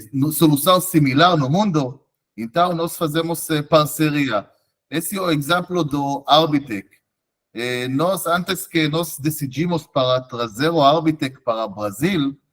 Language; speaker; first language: Portuguese; non-native, fluent; Hebrew